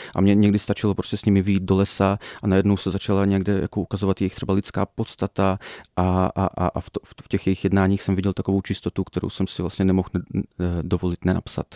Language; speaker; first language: Czech; early bilingual, other home language; Russian